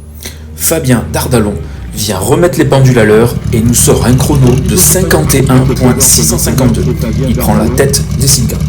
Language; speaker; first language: French; native; French